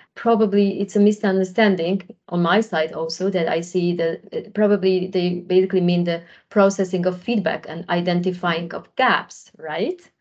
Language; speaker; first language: English; non-native, fluent; Polish